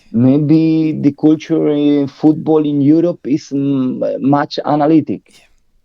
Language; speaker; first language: English; non-native, learner; Spanish